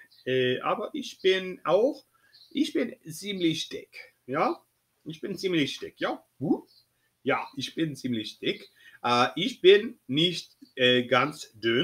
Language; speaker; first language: German; non-native, fluent; English